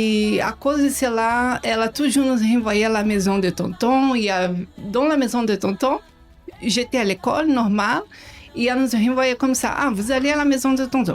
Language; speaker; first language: French; non-native, learner; Portuguese